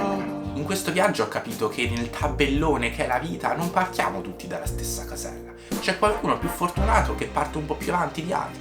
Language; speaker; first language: Italian; native; Italian